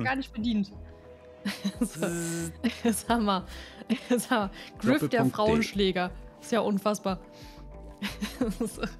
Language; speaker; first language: German; native; German